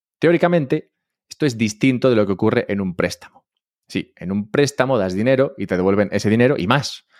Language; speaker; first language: Spanish; native; Spanish